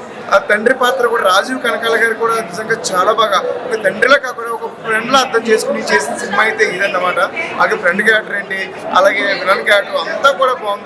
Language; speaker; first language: Telugu; native; Telugu